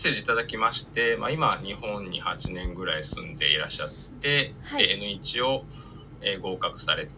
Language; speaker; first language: Japanese; native; Japanese